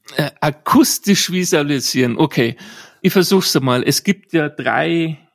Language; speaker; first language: German; native; German